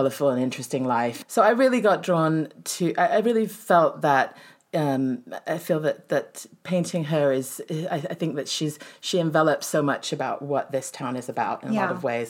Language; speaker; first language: English; native; English